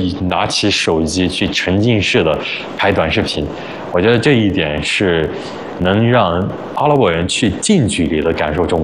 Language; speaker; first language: Chinese; early bilingual, other home language; Arabic